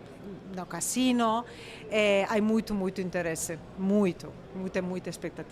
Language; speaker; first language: Portuguese; non-native, fluent; Italian